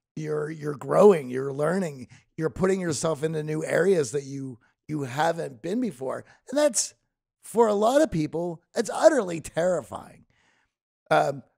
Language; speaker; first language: English; native; English